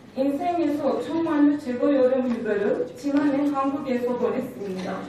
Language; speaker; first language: Korean; non-native, learner; Turkish